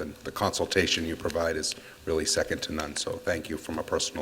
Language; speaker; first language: English; native; English